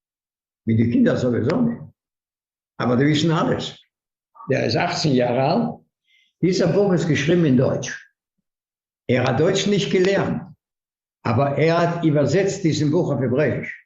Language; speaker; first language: German; non-native, fluent; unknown